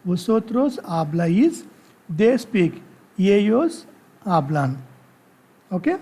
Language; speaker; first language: Spanish; non-native, learner; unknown